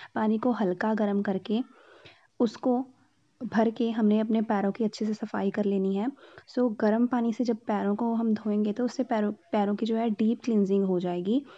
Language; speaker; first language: Hindi; non-native, local second language; Punjabi